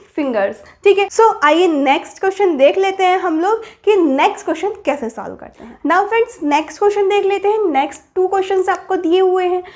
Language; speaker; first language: Hindi; native; Hindi